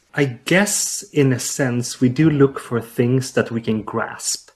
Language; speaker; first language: English; non-native, fluent; Swedish